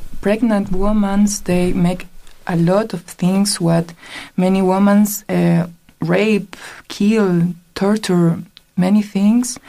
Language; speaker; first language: English; non-native, learner; Spanish